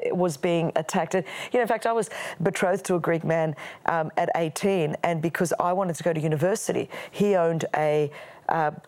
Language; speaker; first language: English; non-native, local second language; Greek